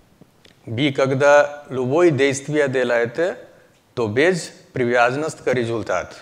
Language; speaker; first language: Russian; non-native, learner; Hindi